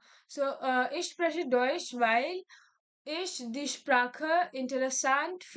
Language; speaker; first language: German; non-native, learner; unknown